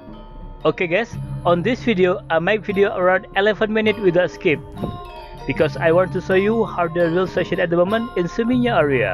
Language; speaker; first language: English; non-native, learner; Indonesian